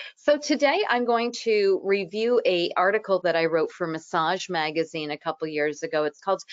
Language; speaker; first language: English; native; English